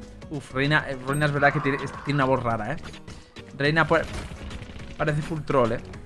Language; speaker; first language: Spanish; native; Spanish